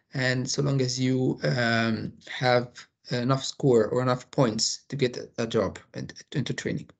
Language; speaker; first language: English; non-native, fluent; Arabic